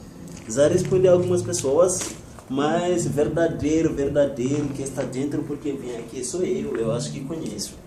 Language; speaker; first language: Portuguese; non-native, learner; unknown